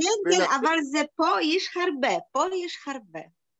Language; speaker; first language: Hebrew; non-native, learner; Polish